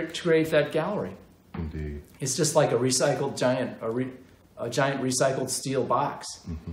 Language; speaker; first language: English; native; English